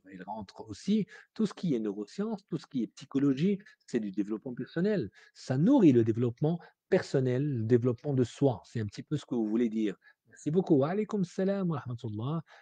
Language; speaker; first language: French; non-native, local second language; Arabic